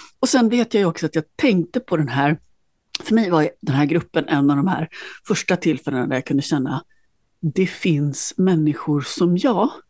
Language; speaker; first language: Swedish; native; Swedish